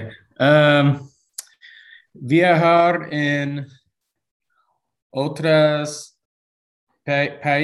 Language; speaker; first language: Spanish; non-native, learner; English